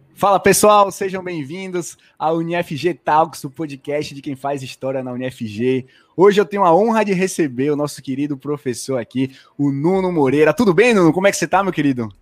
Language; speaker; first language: Portuguese; native; Portuguese